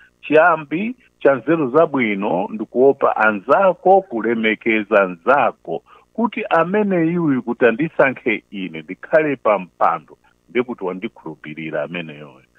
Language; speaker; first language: Nyanja; non-native, local second language; Tumbuka